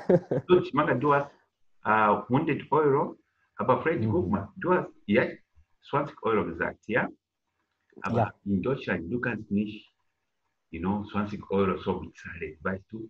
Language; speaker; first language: German; non-native, fluent; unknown